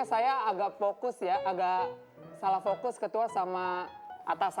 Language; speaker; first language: Indonesian; native; Indonesian